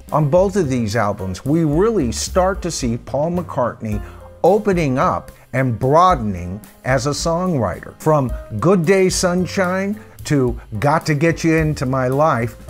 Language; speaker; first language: English; native; English